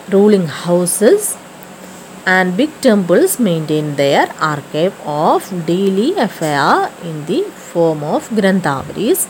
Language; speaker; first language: English; non-native, local second language; Malayalam